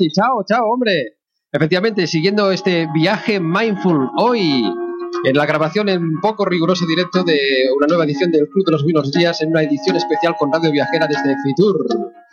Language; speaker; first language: Spanish; native; Spanish